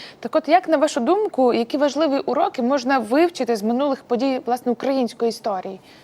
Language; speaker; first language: Ukrainian; native; Ukrainian